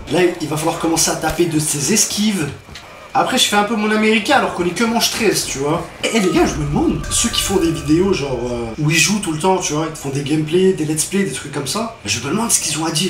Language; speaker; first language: French; native; French